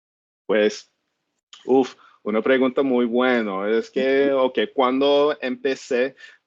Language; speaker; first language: Spanish; non-native, learner; English